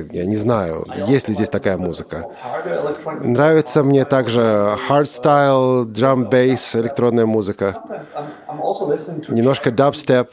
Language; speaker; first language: Russian; non-native, fluent; German